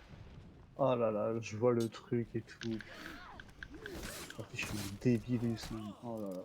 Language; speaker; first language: French; native; French